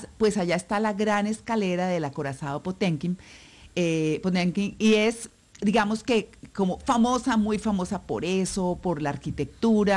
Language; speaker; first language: Spanish; native; Spanish